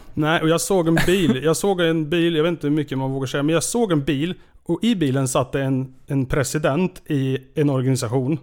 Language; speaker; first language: Swedish; native; Swedish